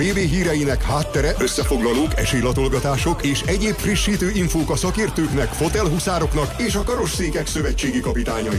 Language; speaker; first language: Hungarian; native; Hungarian